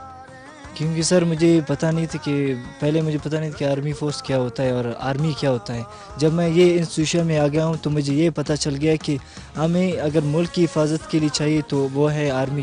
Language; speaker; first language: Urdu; non-native, local second language; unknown